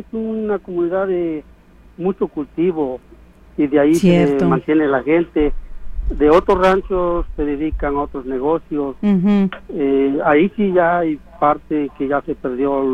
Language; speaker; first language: Spanish; native; Spanish